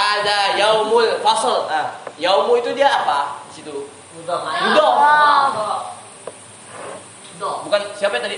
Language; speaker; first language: Indonesian; native; Indonesian